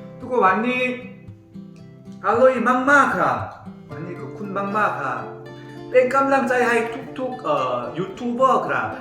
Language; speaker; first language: Thai; non-native, learner; Korean